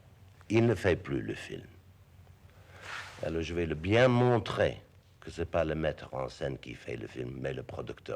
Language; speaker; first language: French; non-native, fluent; English